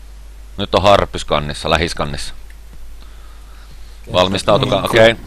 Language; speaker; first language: Finnish; native; Finnish